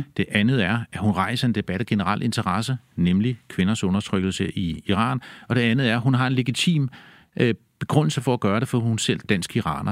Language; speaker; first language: Danish; native; Danish